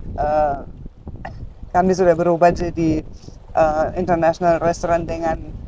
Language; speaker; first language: Indonesian; non-native, fluent; German